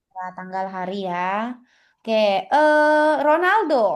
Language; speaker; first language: Indonesian; native; Indonesian